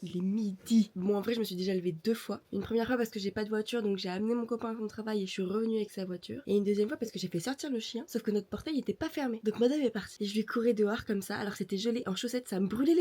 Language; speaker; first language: French; native; French